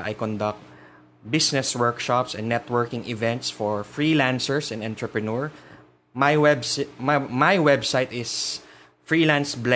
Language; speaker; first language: English; non-native, local second language; Filipino